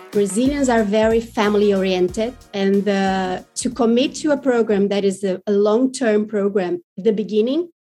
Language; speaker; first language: English; non-native, fluent; Portuguese